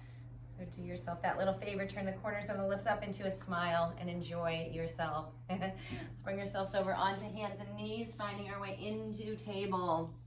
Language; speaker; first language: English; native; English